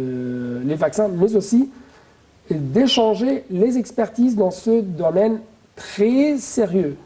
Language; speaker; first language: French; non-native, fluent; Arabic